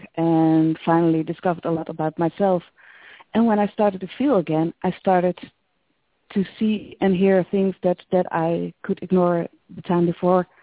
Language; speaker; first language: English; non-native, fluent; Dutch